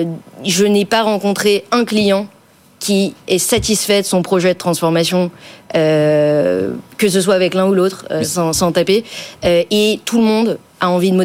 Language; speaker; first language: French; native; French